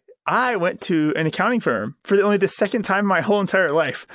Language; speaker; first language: English; native; English